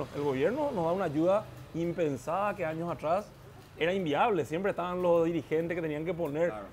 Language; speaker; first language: Spanish; native; Spanish